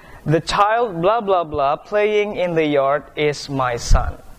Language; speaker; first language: English; non-native, fluent; Indonesian